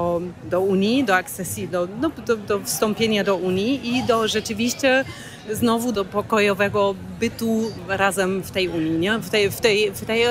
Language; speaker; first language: Polish; non-native, fluent; German